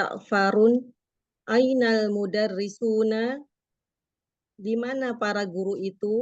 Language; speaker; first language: Arabic; non-native, learner; Indonesian